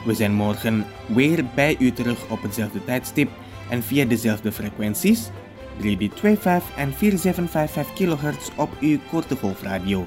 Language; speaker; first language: Dutch; non-native, fluent; Indonesian